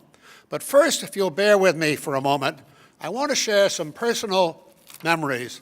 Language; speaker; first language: English; native; English